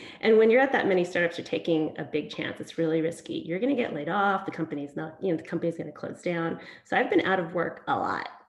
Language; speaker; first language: English; early bilingual, other home language; Vietnamese